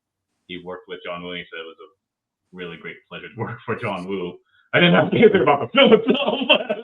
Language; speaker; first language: English; native; English